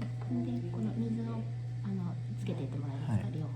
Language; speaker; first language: Japanese; native; Japanese